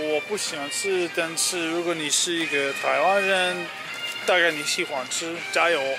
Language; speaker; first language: Chinese; non-native, learner; English